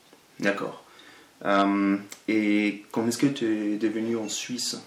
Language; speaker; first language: French; non-native, local second language; German